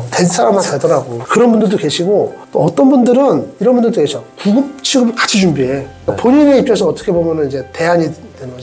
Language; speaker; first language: Korean; native; Korean